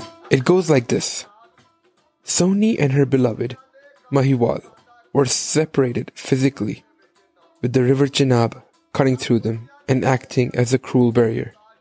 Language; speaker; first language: English; non-native, local second language; Punjabi